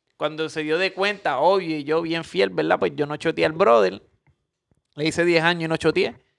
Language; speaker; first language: Spanish; native; Spanish